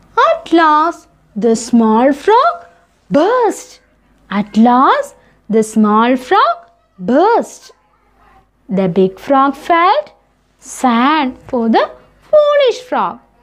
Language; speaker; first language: English; non-native, local second language; Malayalam